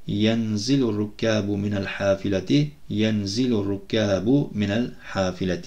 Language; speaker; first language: Arabic; non-native, fluent; Turkish